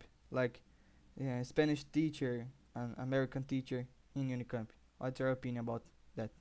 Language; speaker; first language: English; non-native, learner; Portuguese